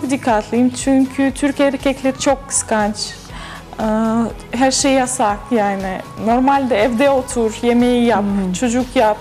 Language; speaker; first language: Turkish; non-native, learner; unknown